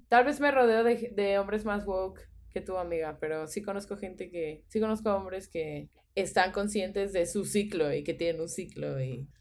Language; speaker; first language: Spanish; native; Spanish